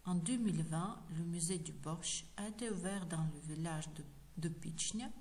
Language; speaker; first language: French; non-native, fluent; Ukrainian